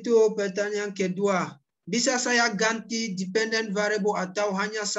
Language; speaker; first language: Indonesian; non-native, learner; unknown